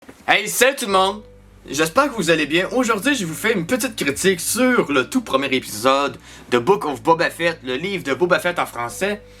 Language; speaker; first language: French; native; French